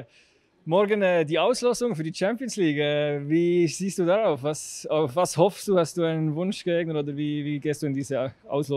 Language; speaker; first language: German; native; German